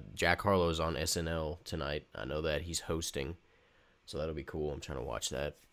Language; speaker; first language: English; native; English